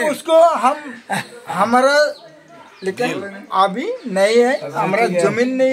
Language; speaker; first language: Hindi; non-native, local second language; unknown